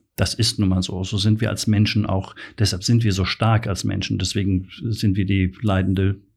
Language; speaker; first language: German; native; German